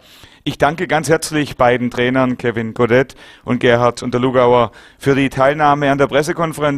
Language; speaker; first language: German; native; German